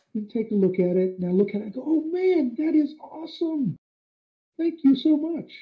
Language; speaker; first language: English; native; English